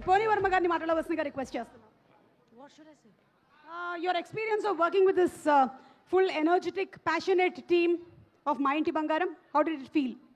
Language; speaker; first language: Telugu; native; Telugu